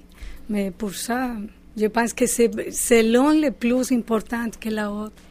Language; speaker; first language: French; non-native, fluent; Spanish